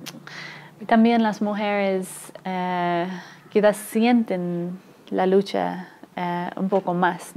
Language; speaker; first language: Spanish; non-native, fluent; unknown